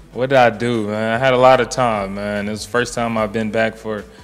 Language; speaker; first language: English; native; English